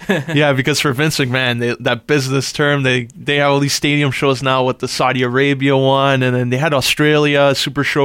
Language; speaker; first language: English; native; English